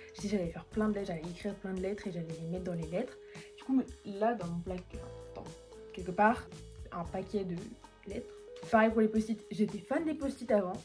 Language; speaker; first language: French; native; French